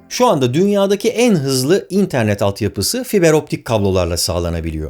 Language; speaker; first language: Turkish; native; Turkish